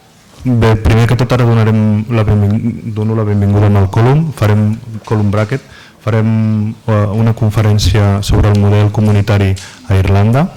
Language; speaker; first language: Catalan; native; Catalan